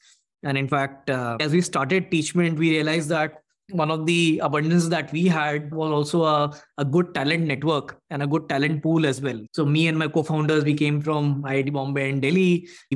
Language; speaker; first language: English; non-native, local second language; Hindi